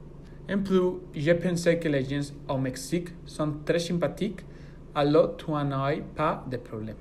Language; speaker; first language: French; non-native, learner; Spanish